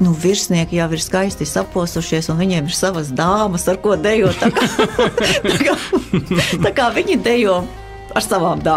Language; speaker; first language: Latvian; native; Latvian